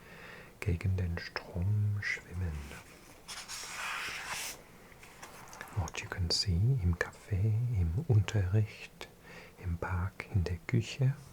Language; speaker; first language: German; non-native, learner; English